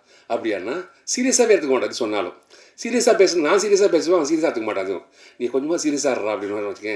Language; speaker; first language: Tamil; native; Tamil